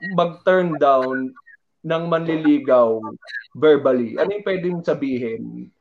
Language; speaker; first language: Filipino; native; Filipino